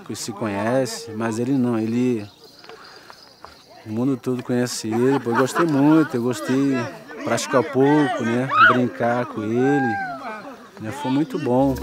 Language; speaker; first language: Portuguese; non-native, local second language; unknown